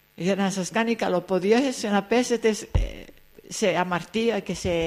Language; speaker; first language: Greek; early bilingual, heritage; Greek